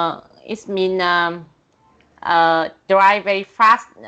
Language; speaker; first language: English; non-native, learner; Vietnamese